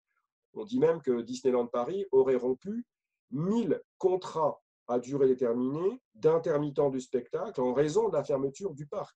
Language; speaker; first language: French; native; French